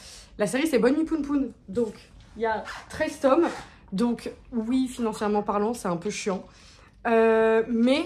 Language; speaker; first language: French; native; French